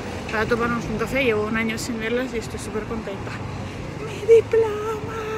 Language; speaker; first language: Spanish; non-native, fluent; Georgian